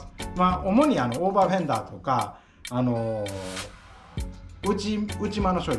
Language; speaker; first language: Japanese; native; Japanese